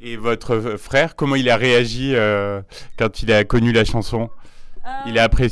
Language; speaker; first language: French; native; French